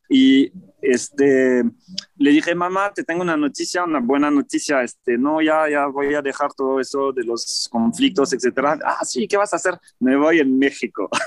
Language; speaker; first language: Spanish; non-native, fluent; French